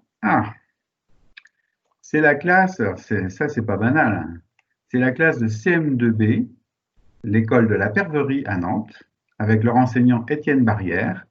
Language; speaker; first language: French; native; French